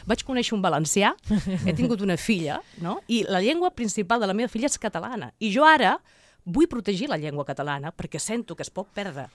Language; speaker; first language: Catalan; non-native, local second language; Spanish